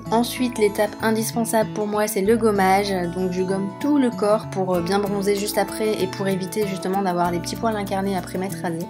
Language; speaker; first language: French; native; French